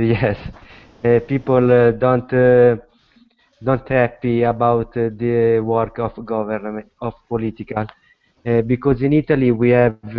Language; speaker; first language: English; non-native, learner; Italian